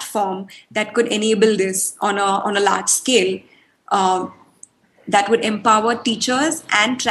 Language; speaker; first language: English; non-native, local second language; Hindi